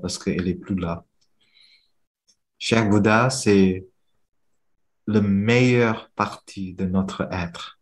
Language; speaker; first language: French; non-native, fluent; Vietnamese